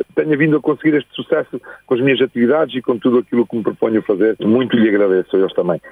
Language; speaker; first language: Portuguese; native; Portuguese